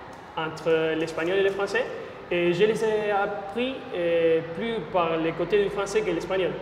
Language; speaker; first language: French; non-native, fluent; Spanish